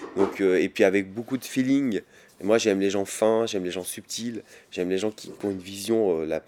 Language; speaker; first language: French; native; French